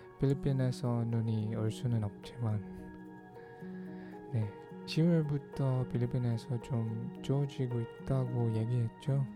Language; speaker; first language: Korean; non-native, learner; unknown